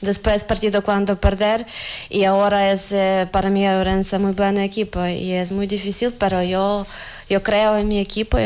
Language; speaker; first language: Spanish; non-native, learner; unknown